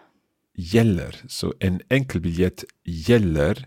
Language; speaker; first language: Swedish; non-native, learner; English